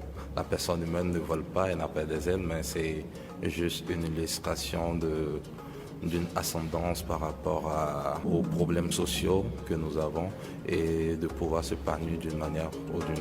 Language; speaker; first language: French; non-native, local second language; Bambara